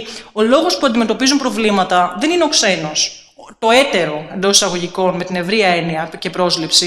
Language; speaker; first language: Greek; native; Greek